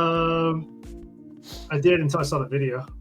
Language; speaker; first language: English; native; English